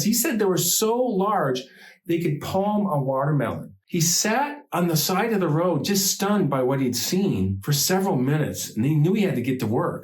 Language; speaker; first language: English; native; English